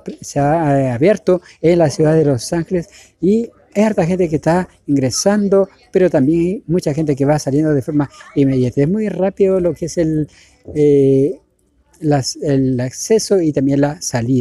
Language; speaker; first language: Spanish; native; Spanish